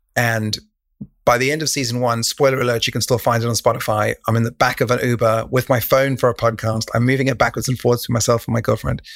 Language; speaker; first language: English; native; English